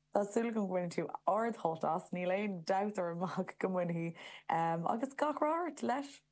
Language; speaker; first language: Irish; non-native, local second language; English